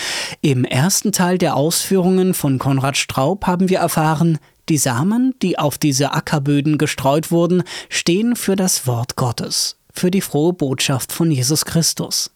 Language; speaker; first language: German; native; German